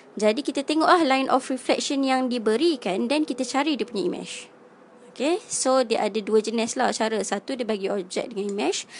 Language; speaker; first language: Malay; native; Malay